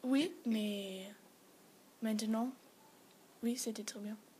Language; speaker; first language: French; non-native, learner; German